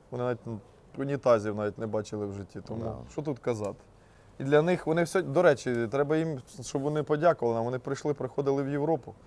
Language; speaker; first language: Ukrainian; native; Ukrainian